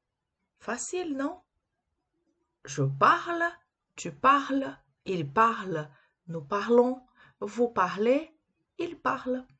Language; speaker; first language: French; non-native, fluent; Portuguese